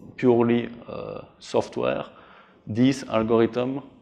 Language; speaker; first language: English; non-native, fluent; French